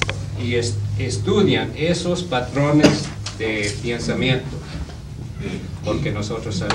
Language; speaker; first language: Spanish; non-native, learner; English